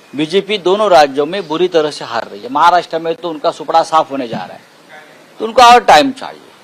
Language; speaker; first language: Hindi; non-native, local second language; Marathi